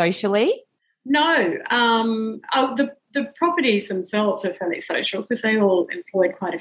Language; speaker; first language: English; native; English